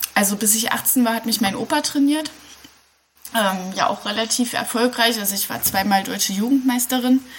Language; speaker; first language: German; native; German